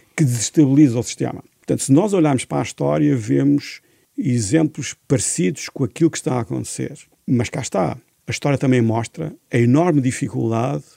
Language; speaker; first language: Portuguese; native; Portuguese